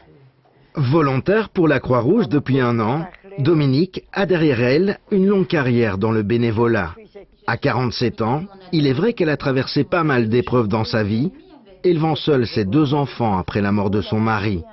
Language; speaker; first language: French; native; French